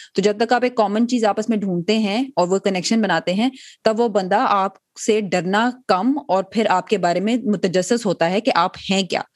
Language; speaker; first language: Urdu; native; Urdu